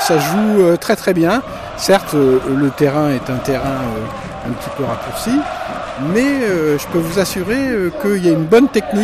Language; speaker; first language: French; native; French